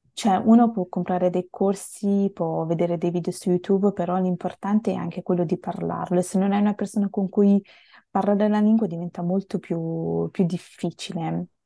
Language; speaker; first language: Italian; early bilingual, other home language; Bangla